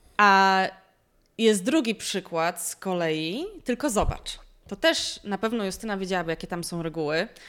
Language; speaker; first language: Polish; native; Polish